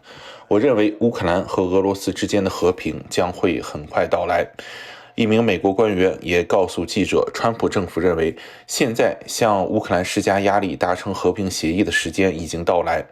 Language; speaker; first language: Chinese; native; Chinese